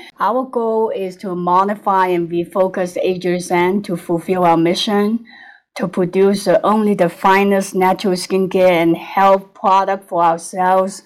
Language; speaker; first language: English; non-native, local second language; Cantonese